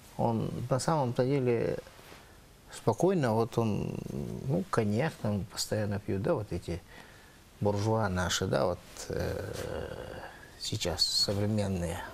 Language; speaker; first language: Russian; non-native, local second language; Yakut